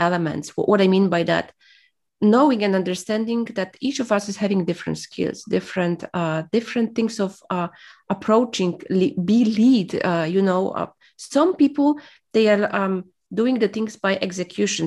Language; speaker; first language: English; non-native, fluent; Polish